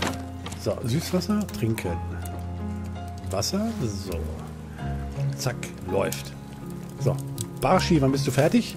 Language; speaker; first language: German; native; German